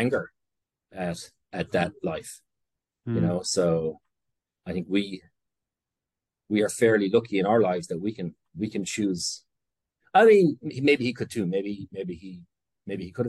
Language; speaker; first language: English; native; English